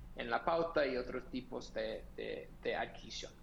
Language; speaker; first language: Spanish; non-native, fluent; English